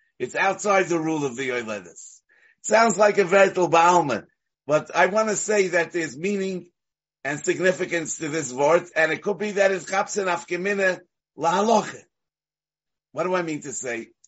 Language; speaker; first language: English; native; English